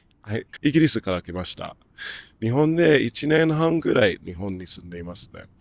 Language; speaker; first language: Japanese; non-native, learner; English